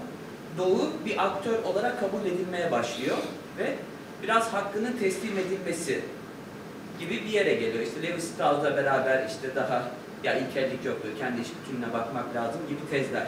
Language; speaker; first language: Turkish; native; Turkish